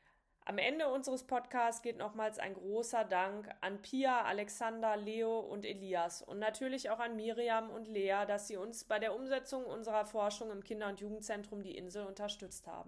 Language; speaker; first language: German; native; German